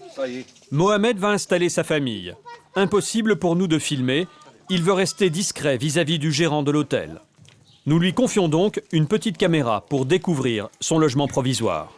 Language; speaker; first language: French; native; French